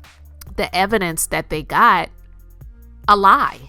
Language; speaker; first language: English; native; English